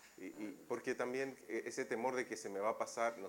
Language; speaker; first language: Spanish; native; Spanish